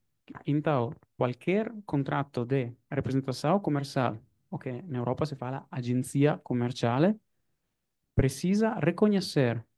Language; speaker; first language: Portuguese; non-native, fluent; Italian